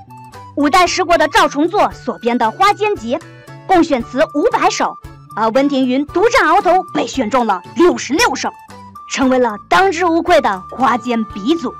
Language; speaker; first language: Chinese; native; Chinese